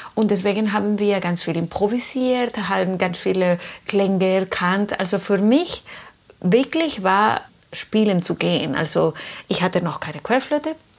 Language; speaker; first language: German; non-native, fluent; Spanish